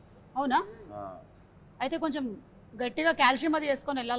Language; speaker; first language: Telugu; native; Telugu